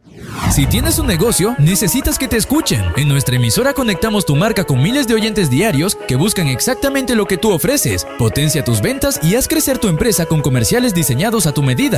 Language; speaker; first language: Spanish; native; Spanish